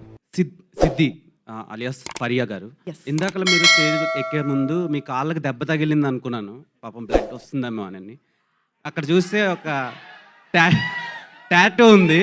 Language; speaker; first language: Telugu; native; Telugu